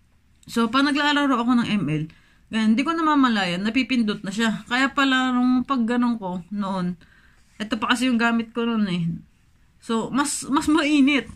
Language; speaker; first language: Filipino; native; Filipino